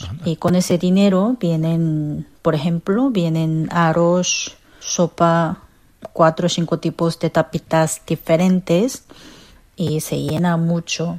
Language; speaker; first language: Spanish; non-native, fluent; Korean